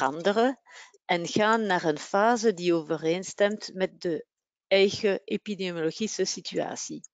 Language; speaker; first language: Dutch; non-native, local second language; French